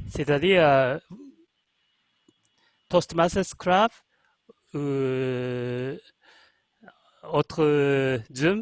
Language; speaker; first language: French; non-native, learner; Russian